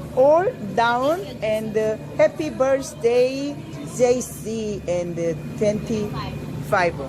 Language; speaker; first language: English; non-native, learner; Korean